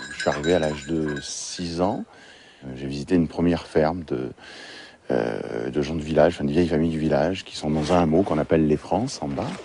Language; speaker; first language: French; native; French